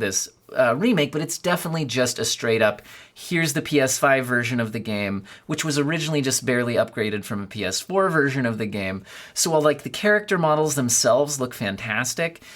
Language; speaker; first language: English; native; English